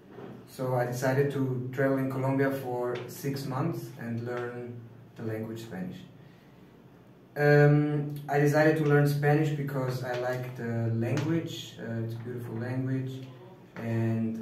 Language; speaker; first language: English; non-native, fluent; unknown